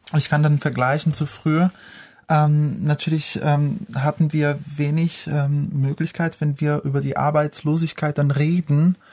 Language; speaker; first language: German; non-native, fluent; Portuguese